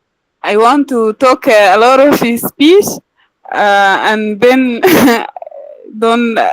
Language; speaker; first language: English; non-native, learner; Arabic